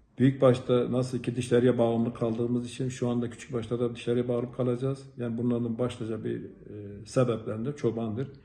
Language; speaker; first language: Turkish; native; Turkish